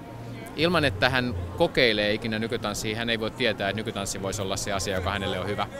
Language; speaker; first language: Finnish; native; Finnish